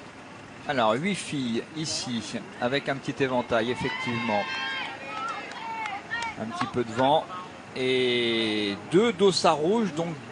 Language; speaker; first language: French; native; French